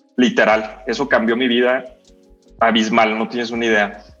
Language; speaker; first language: Spanish; native; Spanish